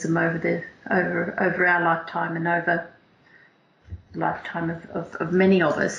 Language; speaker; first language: English; native; English